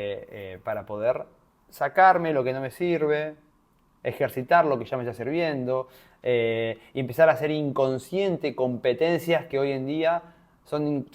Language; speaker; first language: Spanish; native; Spanish